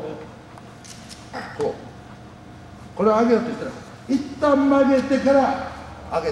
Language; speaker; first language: Japanese; native; Japanese